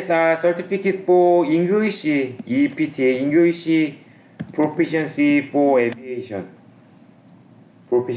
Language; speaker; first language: English; non-native, learner; Korean